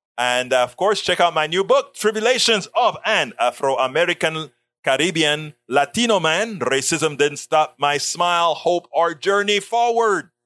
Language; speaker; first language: English; non-native, fluent; Spanish